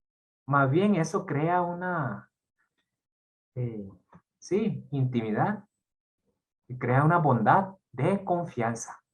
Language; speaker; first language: Spanish; non-native, fluent; Korean